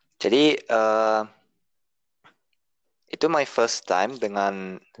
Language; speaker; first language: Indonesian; early bilingual, heritage; Indonesian